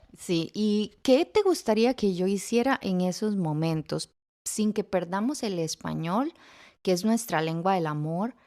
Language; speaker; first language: Spanish; native; Spanish